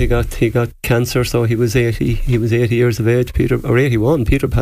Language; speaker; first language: English; native; English